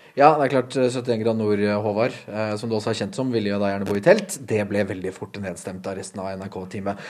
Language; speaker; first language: Norwegian; native; Norwegian